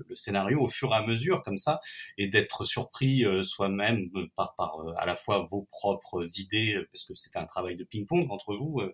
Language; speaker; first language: French; native; French